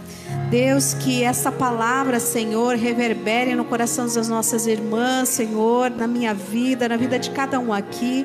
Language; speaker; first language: Portuguese; native; Portuguese